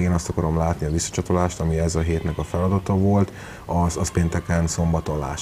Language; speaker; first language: Hungarian; native; Hungarian